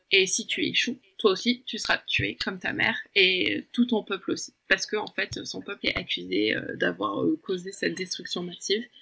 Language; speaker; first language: French; early bilingual, other home language; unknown